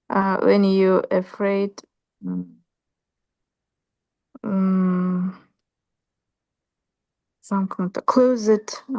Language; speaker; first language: English; non-native, learner; Russian